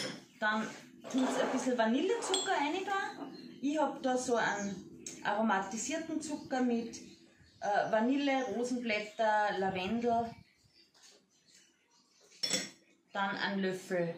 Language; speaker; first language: German; native; German